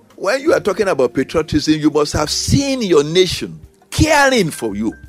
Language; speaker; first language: English; non-native, local second language; Yoruba